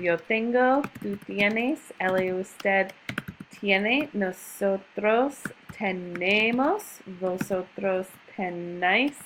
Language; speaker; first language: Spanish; non-native, fluent; English